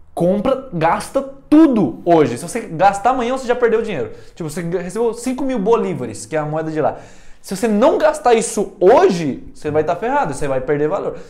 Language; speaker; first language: Portuguese; early bilingual, heritage; Portuguese